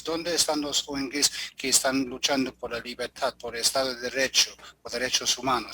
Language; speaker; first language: Spanish; non-native, fluent; German